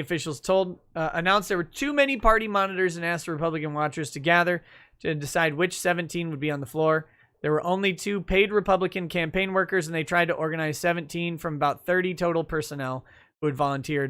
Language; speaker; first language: English; native; English